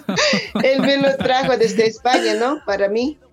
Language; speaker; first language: Spanish; native; Spanish